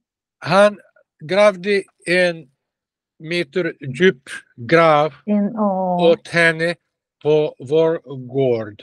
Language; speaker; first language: Swedish; non-native, learner; Russian